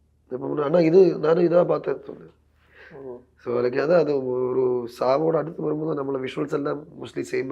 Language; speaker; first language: Tamil; non-native, learner; Malayalam